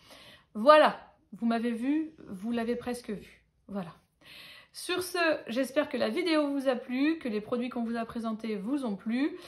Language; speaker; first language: French; native; French